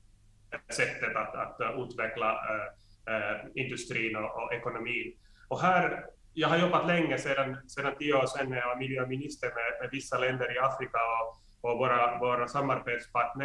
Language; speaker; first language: Swedish; non-native, fluent; Finnish